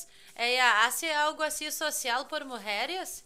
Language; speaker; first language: Spanish; non-native, fluent; Portuguese